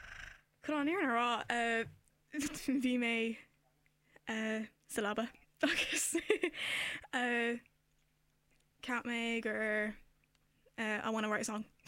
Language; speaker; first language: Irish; non-native, local second language; English